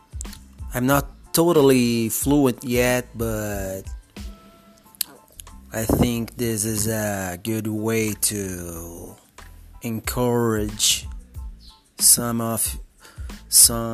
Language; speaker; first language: English; non-native, fluent; Portuguese